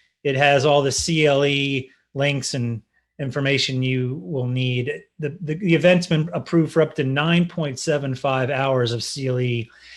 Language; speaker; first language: English; native; English